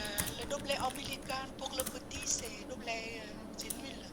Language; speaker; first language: French; non-native, learner; Vietnamese